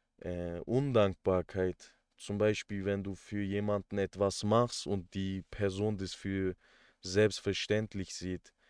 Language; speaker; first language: German; early bilingual, other home language; Turkish